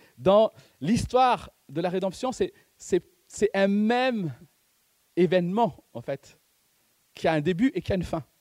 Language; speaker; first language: French; non-native, local second language; Malagasy